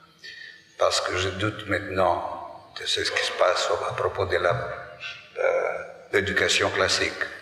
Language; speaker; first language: French; non-native, fluent; Greek